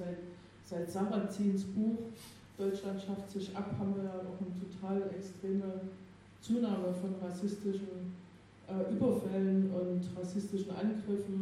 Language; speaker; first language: German; native; German